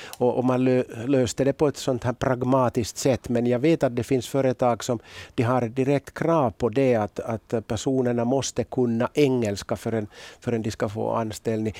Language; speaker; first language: Swedish; native; Swedish